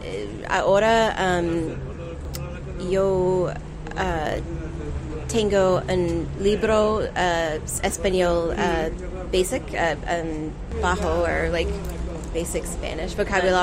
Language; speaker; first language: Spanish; non-native, learner; English